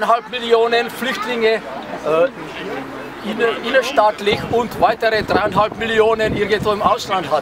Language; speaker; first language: German; non-native, fluent; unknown